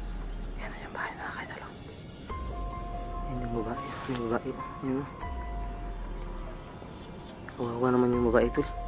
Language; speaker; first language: Filipino; non-native, local second language; Cebuano